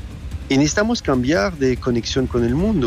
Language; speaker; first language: Spanish; non-native, learner; French